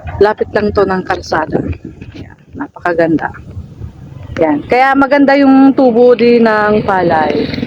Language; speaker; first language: Filipino; non-native, local second language; Bikol